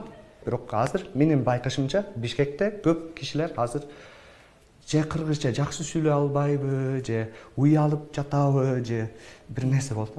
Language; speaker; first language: Kyrgyz; non-native, fluent; English